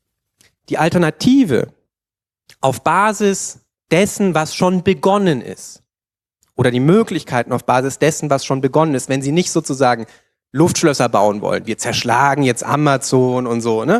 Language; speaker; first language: German; native; German